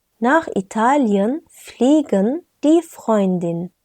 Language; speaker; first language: German; non-native, fluent; Turkish